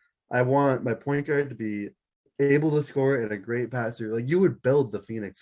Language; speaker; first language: English; native; English